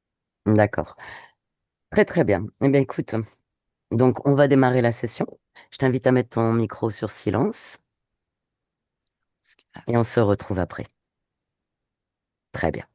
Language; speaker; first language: French; native; French